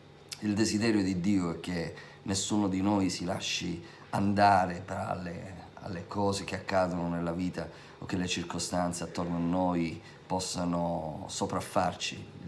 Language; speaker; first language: Italian; native; Italian